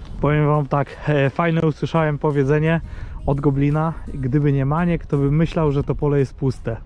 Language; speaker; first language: Polish; native; Polish